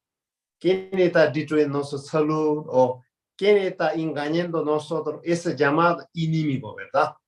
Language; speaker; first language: Spanish; non-native, learner; Tibetan